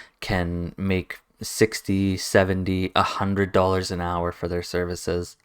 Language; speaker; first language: English; native; English